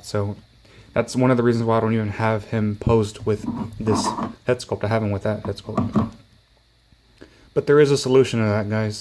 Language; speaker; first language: English; native; English